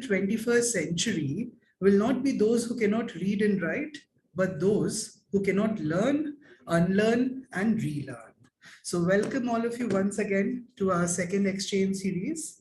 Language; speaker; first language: English; non-native, local second language; Hindi